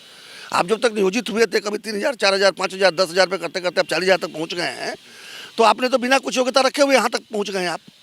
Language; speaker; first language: Hindi; native; Hindi